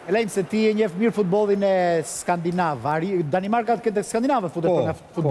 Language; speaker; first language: Albanian; native; Albanian